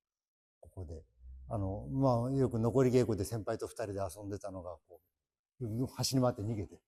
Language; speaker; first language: Japanese; native; Japanese